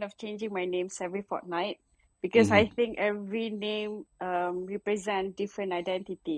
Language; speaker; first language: English; non-native, local second language; Malay